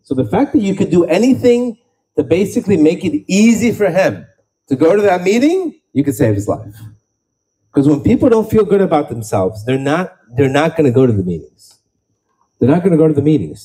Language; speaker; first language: English; native; English